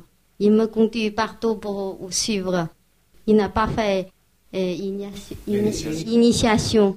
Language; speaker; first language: French; non-native, fluent; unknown